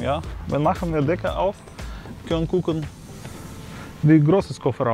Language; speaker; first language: German; non-native, fluent; Russian